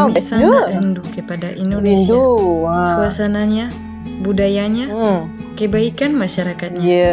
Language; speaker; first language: Indonesian; non-native, fluent; French